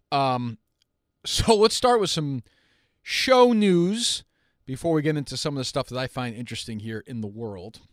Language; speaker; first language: English; native; English